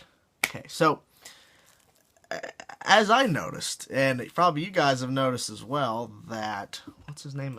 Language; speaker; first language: English; native; English